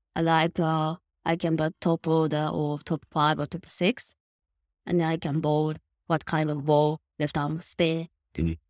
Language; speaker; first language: English; non-native, learner; Japanese